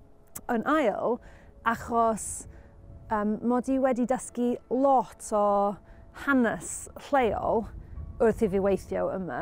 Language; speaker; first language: Welsh; non-native, learner; English